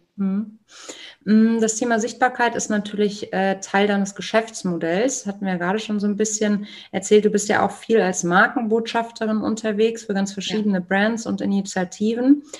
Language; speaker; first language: German; native; German